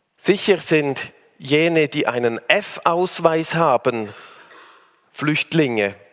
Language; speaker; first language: German; native; German